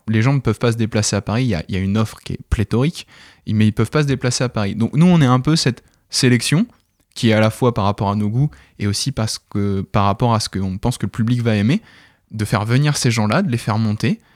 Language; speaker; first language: French; native; French